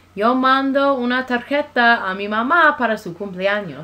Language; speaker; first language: Spanish; non-native, fluent; English